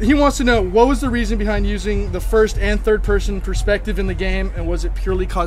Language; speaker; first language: English; native; English